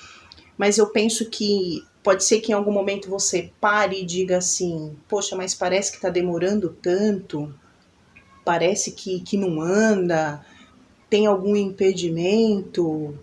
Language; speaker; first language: Portuguese; native; Portuguese